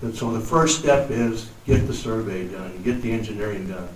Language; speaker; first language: English; native; English